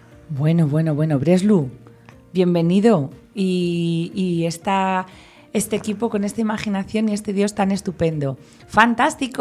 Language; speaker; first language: Spanish; native; Spanish